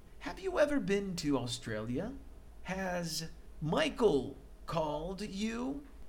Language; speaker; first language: English; non-native, fluent; Portuguese